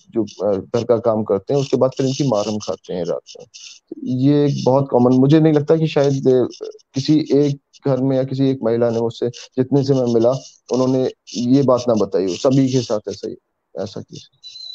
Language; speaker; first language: Hindi; native; Hindi